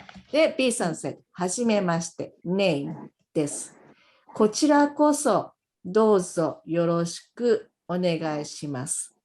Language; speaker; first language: Japanese; non-native, fluent; English